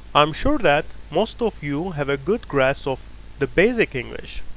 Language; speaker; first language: English; non-native, fluent; Turkish